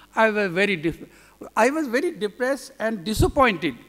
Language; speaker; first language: English; non-native, local second language; Urdu